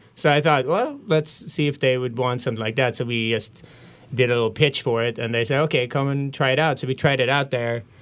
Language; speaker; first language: English; non-native, fluent; Swedish